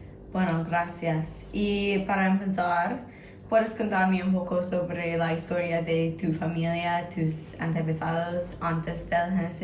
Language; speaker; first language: Spanish; non-native, fluent; English